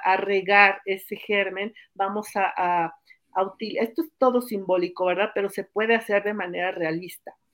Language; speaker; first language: Spanish; native; Spanish